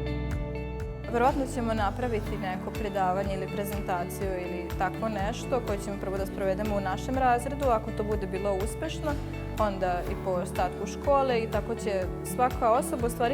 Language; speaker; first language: Serbian; native; Serbian